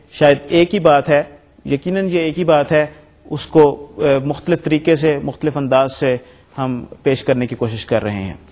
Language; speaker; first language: Urdu; native; Urdu